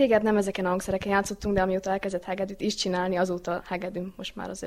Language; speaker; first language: Hungarian; native; Hungarian